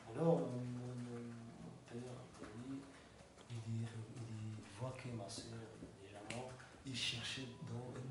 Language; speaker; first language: French; non-native, learner; Kinyarwanda